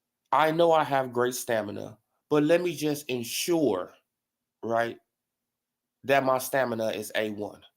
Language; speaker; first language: English; native; English